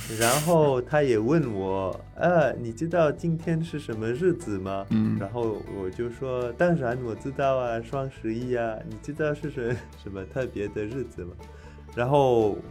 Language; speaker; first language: Chinese; non-native, learner; French